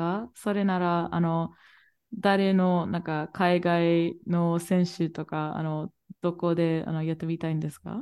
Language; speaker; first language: Japanese; non-native, fluent; English